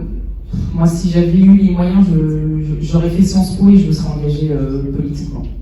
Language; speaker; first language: French; native; French